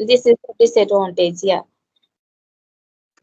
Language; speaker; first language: English; non-native, learner; Hindi